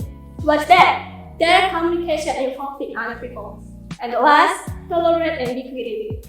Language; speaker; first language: English; non-native, learner; Indonesian